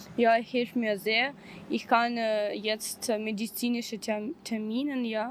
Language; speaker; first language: German; non-native, fluent; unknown